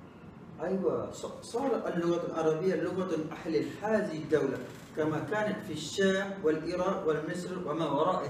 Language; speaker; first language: Arabic; non-native, learner; Malay